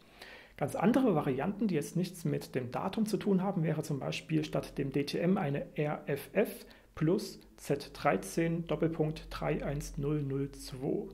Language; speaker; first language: German; native; German